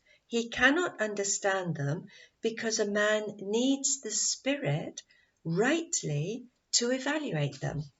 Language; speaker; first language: English; native; English